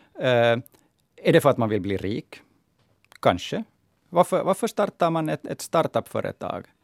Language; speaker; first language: Swedish; native; Swedish